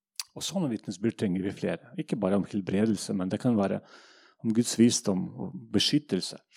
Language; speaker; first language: Norwegian; non-native, fluent; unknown